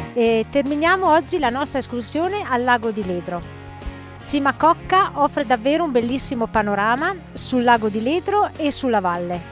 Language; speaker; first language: Italian; native; Italian